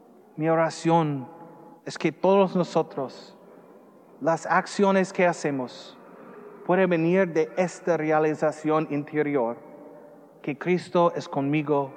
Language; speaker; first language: Spanish; non-native, learner; English